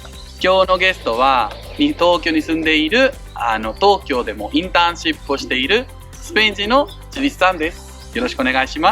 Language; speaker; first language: Japanese; non-native, fluent; Spanish